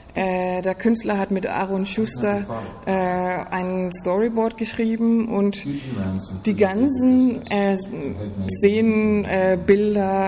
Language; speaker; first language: German; non-native, fluent; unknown